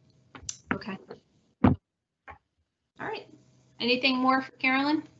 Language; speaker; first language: English; native; English